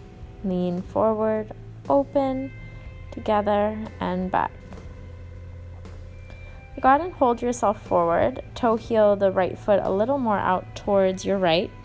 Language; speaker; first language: English; native; English